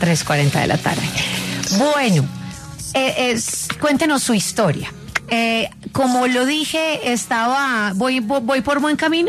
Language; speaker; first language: Spanish; native; Spanish